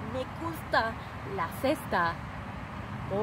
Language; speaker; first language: Spanish; non-native, fluent; English